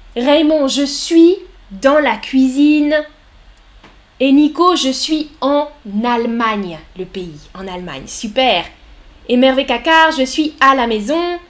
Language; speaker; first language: French; native; French